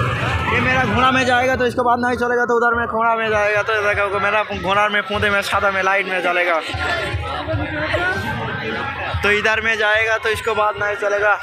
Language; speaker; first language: Hindi; non-native, local second language; Bangla